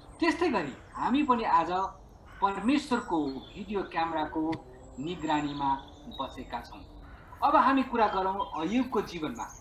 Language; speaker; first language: Nepali; native; Nepali